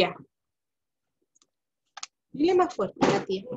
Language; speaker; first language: Spanish; native; Spanish